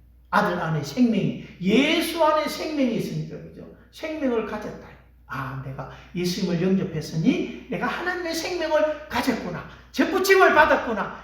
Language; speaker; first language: Korean; native; Korean